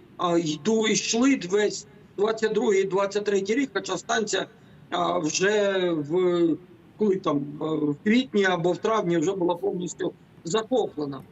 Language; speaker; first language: Ukrainian; native; Ukrainian